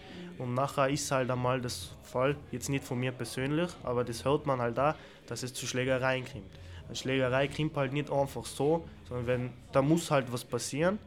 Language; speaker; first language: German; early bilingual, other home language; Turkish